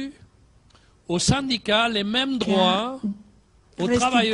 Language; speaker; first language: French; non-native, fluent; German